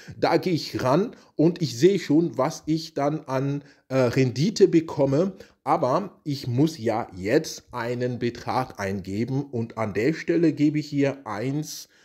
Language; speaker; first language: German; non-native, fluent; French